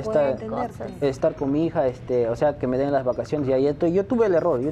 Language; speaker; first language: Spanish; native; Spanish